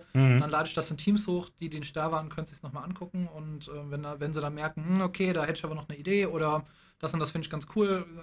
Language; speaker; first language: German; native; German